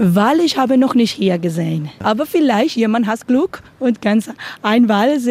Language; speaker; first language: German; non-native, learner; Spanish